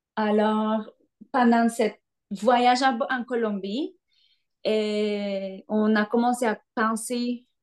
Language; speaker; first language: French; non-native, fluent; Spanish